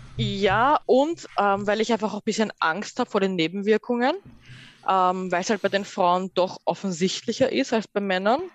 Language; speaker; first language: German; early bilingual, other home language; Persian